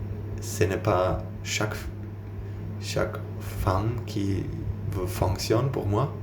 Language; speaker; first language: French; non-native, learner; German